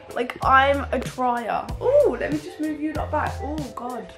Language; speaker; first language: English; native; English